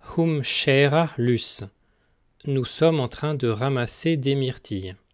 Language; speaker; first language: French; native; French